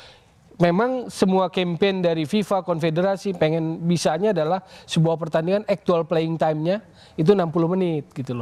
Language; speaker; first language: Indonesian; native; Indonesian